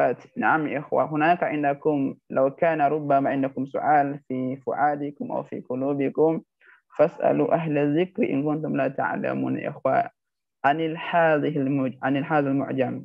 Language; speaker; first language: Arabic; non-native, learner; Indonesian